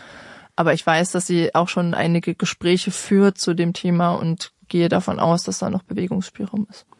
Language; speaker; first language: German; native; German